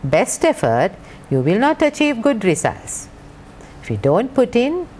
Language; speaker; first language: English; non-native, local second language; Sinhala